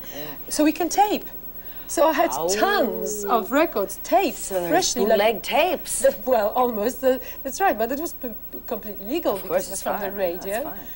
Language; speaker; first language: English; non-native, fluent; Polish